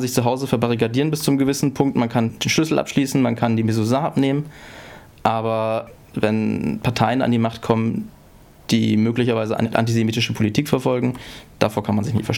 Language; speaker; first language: German; native; German